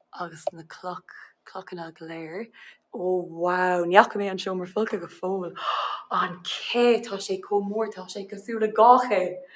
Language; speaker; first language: Irish; non-native, local second language; English